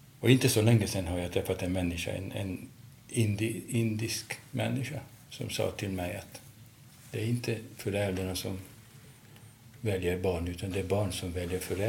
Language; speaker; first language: Swedish; non-native, fluent; Hungarian